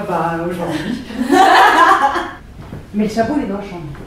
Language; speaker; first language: French; native; French